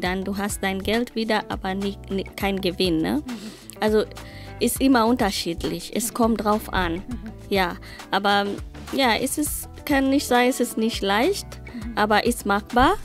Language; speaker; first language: German; non-native, learner; Swahili